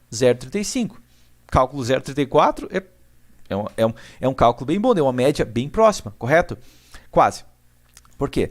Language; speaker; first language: Portuguese; native; Portuguese